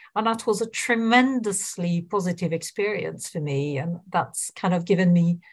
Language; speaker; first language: English; non-native, fluent; French